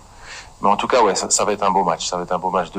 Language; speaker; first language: French; native; French